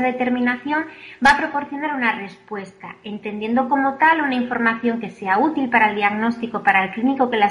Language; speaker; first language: Spanish; native; Spanish